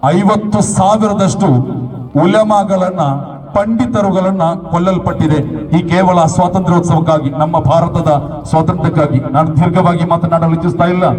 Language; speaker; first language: Kannada; non-native, local second language; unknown